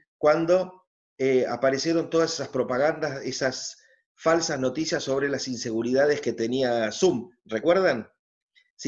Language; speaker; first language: Spanish; native; Spanish